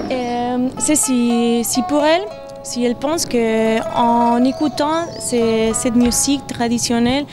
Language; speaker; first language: French; non-native, learner; Spanish